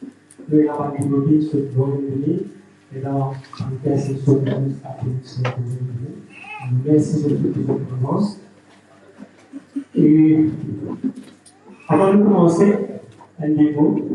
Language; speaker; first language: French; non-native, local second language; Morisyen